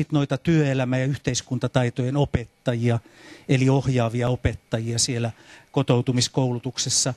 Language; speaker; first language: Finnish; native; Finnish